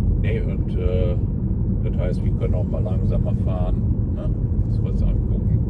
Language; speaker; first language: German; native; German